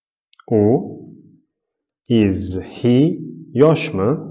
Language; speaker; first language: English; non-native, fluent; Uzbek